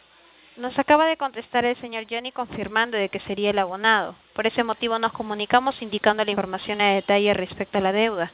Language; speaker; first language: Spanish; native; Spanish